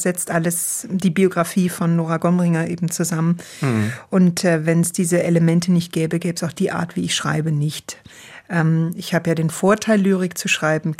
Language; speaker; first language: German; native; German